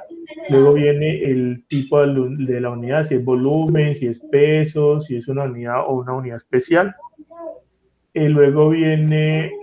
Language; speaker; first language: Spanish; native; Spanish